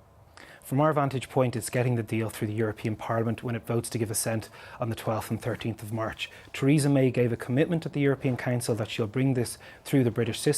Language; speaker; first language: English; native; English